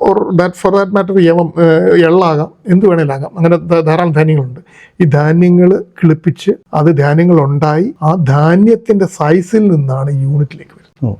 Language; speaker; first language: Malayalam; native; Malayalam